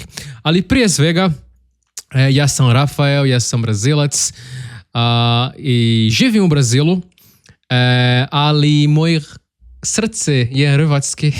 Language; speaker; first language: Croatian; non-native, learner; Portuguese